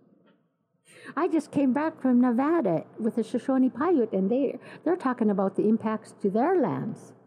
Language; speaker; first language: English; native; English